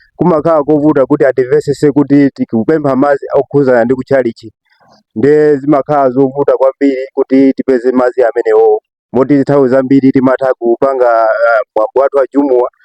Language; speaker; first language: Nyanja; native; Nyanja